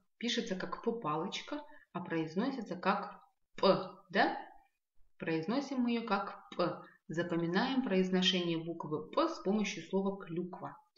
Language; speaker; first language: Russian; non-native, local second language; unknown